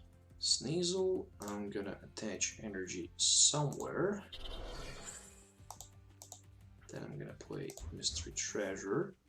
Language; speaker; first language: English; non-native, fluent; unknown